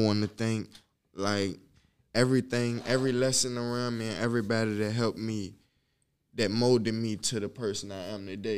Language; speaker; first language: English; native; English